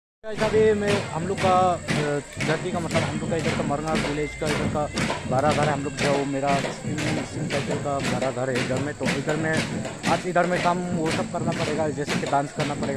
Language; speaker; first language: Hindi; non-native, local second language; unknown